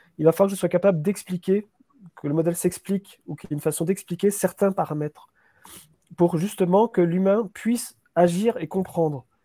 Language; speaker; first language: French; native; French